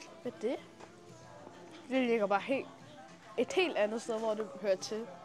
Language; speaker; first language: Danish; early bilingual, other home language; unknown